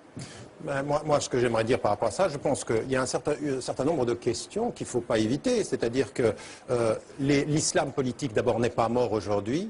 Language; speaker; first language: French; early bilingual, heritage; French